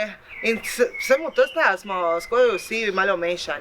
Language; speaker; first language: Slovenian; non-native, local second language; Italian